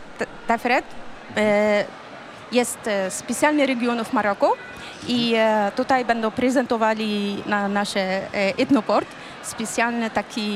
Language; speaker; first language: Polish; non-native, fluent; Arabic